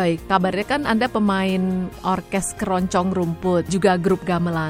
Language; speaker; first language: Indonesian; native; Indonesian